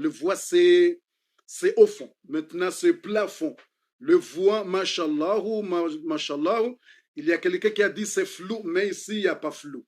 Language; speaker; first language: French; non-native, fluent; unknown